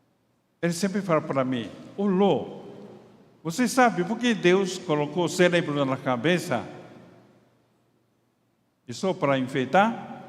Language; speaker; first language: Portuguese; non-native, fluent; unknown